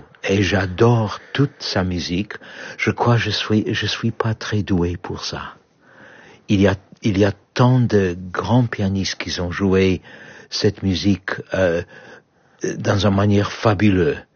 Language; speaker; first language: French; non-native, learner; Polish